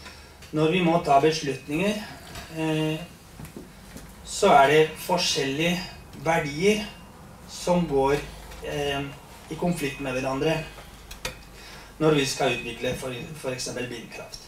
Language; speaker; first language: Norwegian; non-native, fluent; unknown